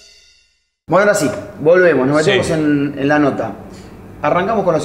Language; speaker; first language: Spanish; native; Spanish